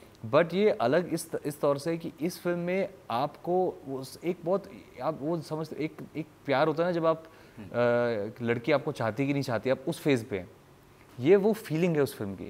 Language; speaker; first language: Hindi; native; Hindi